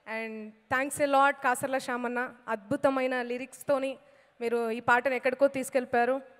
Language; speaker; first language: Telugu; native; Telugu